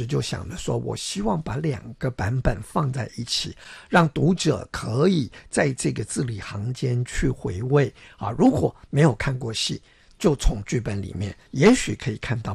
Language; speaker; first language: Chinese; non-native, local second language; Min Nan Chinese